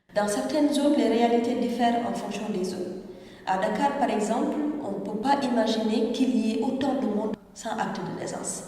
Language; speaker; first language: French; non-native, local second language; Wolof